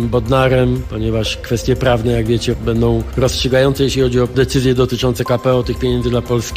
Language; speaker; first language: Polish; native; Polish